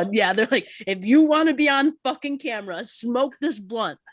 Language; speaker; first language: English; native; English